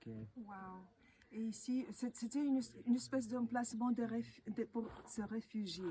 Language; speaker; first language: French; non-native, fluent; Spanish